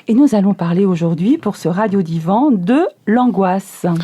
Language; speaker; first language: French; native; French